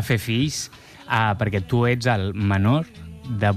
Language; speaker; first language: Catalan; native; Catalan